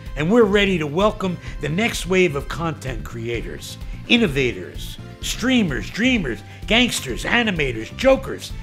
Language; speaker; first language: English; native; English